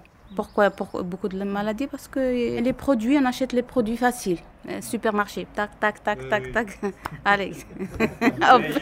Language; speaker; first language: French; non-native, learner; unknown